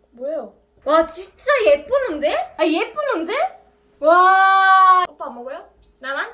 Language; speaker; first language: Korean; non-native, learner; Italian